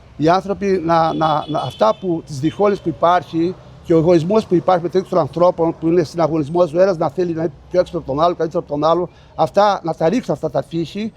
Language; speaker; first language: Greek; native; Greek